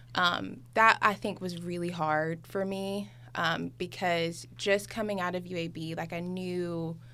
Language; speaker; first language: English; native; English